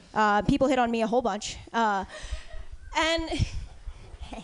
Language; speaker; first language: English; native; English